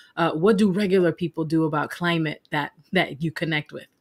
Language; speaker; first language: English; native; English